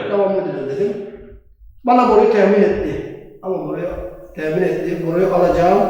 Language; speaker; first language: Turkish; native; Turkish